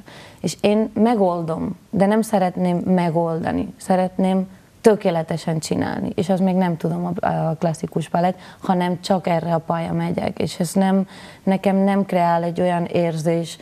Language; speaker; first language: Hungarian; non-native, learner; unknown